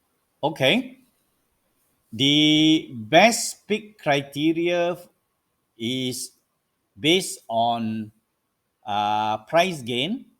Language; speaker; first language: English; non-native, local second language; Malay